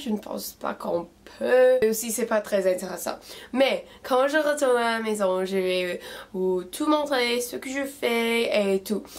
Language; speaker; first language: French; non-native, fluent; English